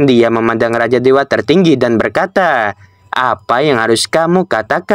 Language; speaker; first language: Indonesian; native; Indonesian